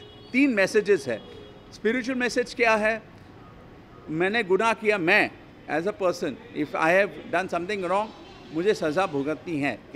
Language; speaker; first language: Hindi; native; Hindi